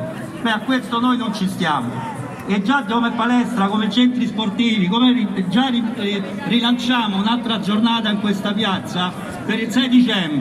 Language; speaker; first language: Italian; native; Italian